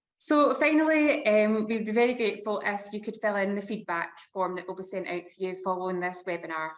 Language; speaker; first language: English; native; English